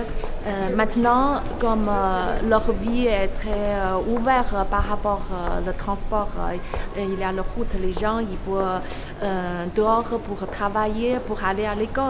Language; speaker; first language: French; non-native, learner; Chinese